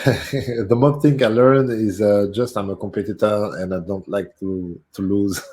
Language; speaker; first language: English; non-native, fluent; French